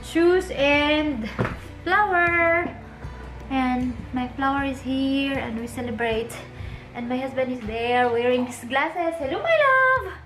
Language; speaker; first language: English; non-native, local second language; Filipino